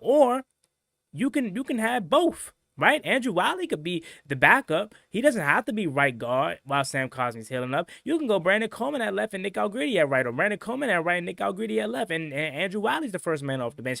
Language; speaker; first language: English; native; English